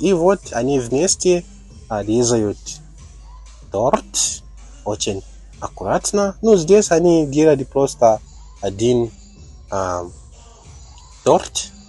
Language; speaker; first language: Russian; non-native, learner; Tatar